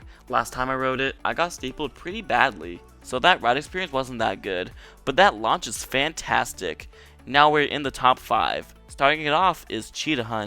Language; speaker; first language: English; native; English